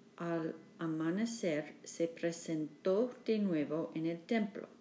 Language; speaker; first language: Spanish; non-native, learner; English